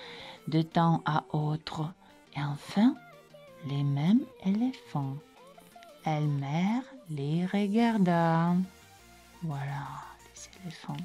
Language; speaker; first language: French; non-native, fluent; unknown